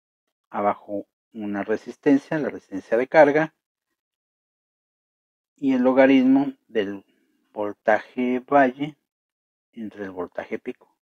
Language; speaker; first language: Spanish; native; Spanish